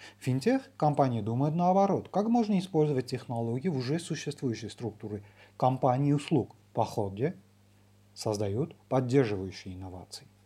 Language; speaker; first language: Russian; non-native, local second language; Armenian